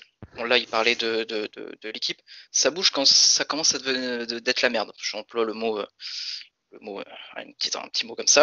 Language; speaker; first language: French; native; French